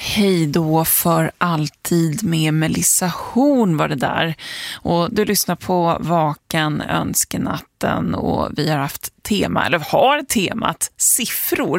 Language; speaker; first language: Swedish; native; Swedish